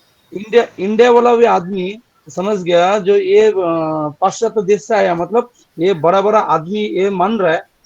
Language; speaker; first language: Hindi; non-native, local second language; Bangla